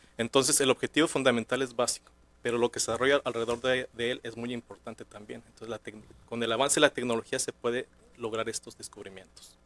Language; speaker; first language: Spanish; native; Spanish